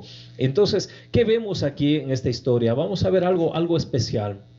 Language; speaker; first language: Spanish; native; Spanish